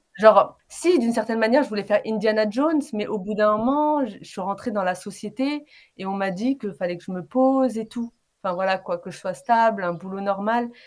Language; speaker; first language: French; early bilingual, other home language; Arabic